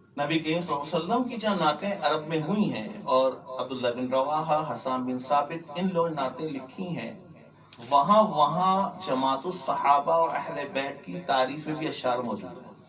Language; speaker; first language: Urdu; native; Urdu